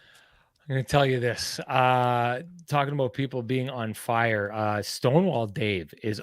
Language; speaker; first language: English; native; English